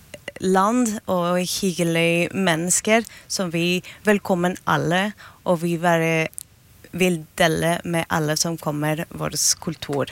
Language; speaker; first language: Norwegian; non-native, fluent; Spanish